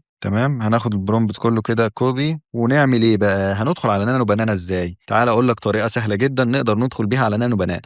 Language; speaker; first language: Arabic; native; Arabic